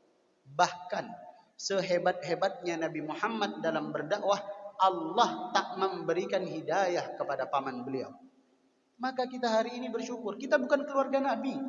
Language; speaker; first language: Indonesian; native; Indonesian